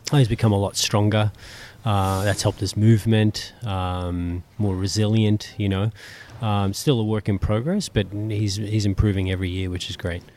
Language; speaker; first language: English; native; English